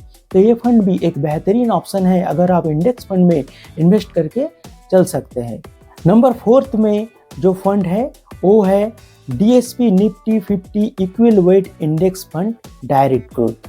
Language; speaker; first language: Hindi; non-native, local second language; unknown